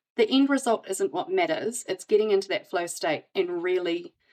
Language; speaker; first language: English; native; English